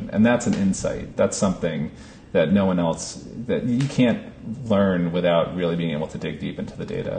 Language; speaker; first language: English; native; English